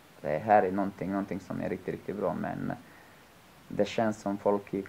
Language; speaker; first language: Swedish; non-native, fluent; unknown